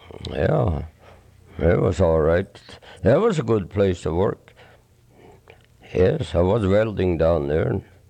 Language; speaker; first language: English; non-native, fluent; Swedish